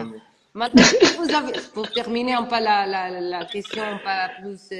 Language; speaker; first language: French; non-native, learner; Portuguese